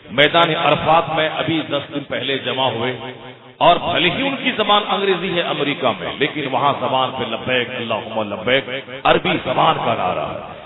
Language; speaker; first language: Urdu; non-native, local second language; Odia